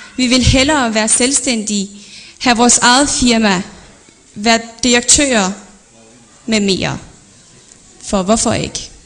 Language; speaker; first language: Danish; early bilingual, other home language; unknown